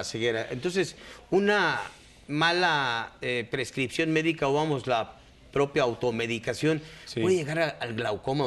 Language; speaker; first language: Spanish; native; Spanish